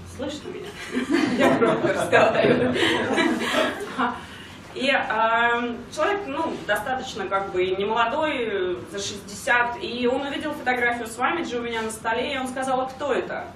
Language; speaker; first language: Russian; non-native, local second language; Georgian